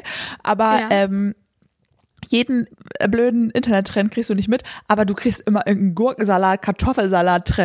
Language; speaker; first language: German; native; German